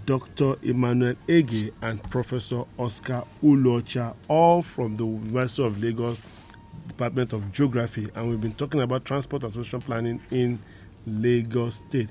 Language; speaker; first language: English; non-native, local second language; Yoruba